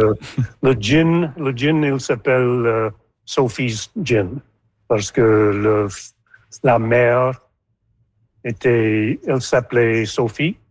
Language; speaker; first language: French; non-native, local second language; English